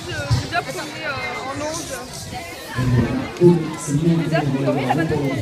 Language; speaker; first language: French; native; French